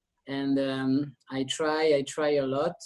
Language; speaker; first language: English; non-native, learner; French